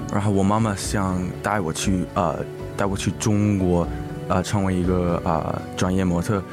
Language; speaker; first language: Chinese; early bilingual, other home language; English